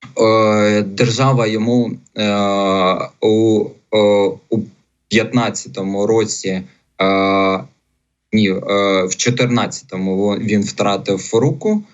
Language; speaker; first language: Ukrainian; non-native, local second language; Russian